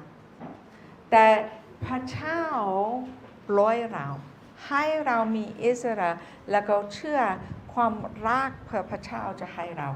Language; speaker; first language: Thai; non-native, fluent; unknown